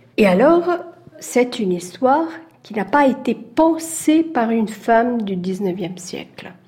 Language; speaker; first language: French; non-native, fluent; Italian